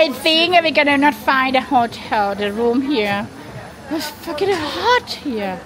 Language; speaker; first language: English; non-native, learner; Thai